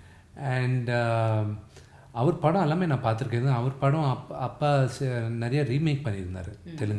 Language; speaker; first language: Tamil; non-native, local second language; Telugu